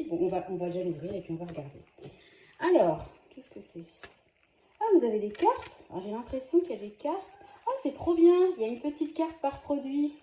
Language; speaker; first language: French; native; French